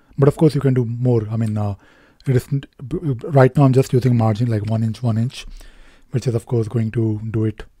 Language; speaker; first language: English; non-native, local second language; Hindi